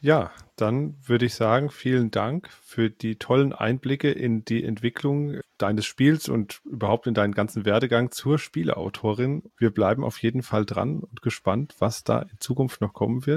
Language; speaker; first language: German; native; German